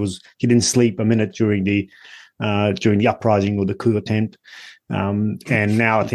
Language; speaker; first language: English; native; English